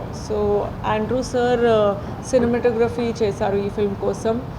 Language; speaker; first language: Telugu; non-native, fluent; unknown